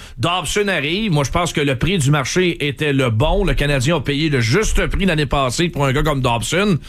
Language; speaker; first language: French; native; French